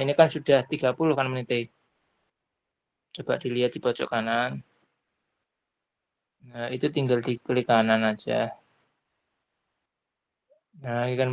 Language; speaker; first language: Indonesian; non-native, local second language; Javanese